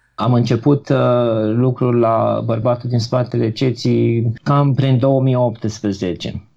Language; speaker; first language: Romanian; native; Romanian